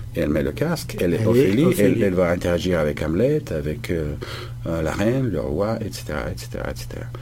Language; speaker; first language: French; non-native, fluent; Bulgarian